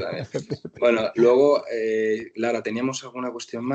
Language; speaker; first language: Spanish; native; Spanish